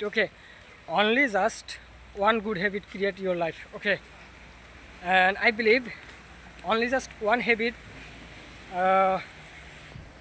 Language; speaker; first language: English; non-native, learner; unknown